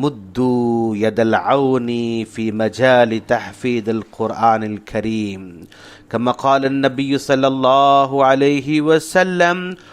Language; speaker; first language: Arabic; non-native, fluent; Urdu